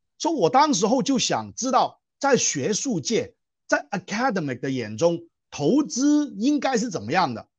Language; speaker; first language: Chinese; non-native, local second language; Cantonese